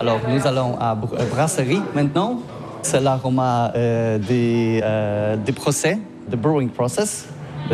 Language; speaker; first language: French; non-native, learner; Polish